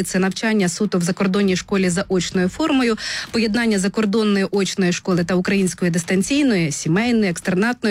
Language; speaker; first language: Ukrainian; native; Ukrainian